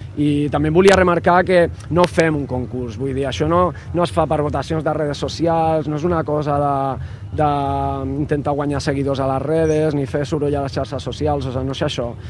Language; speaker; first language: Catalan; non-native, local second language; Spanish